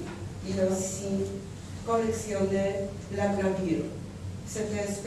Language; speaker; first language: French; non-native, learner; Polish